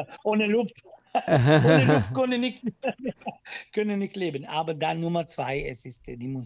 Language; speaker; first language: German; non-native, local second language; Italian